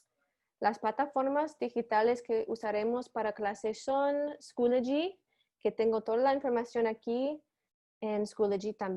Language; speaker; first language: Spanish; non-native, fluent; English